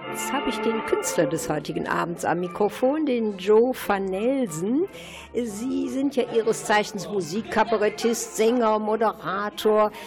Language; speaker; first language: German; native; German